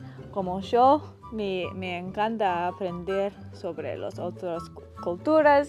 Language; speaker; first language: Spanish; non-native, learner; English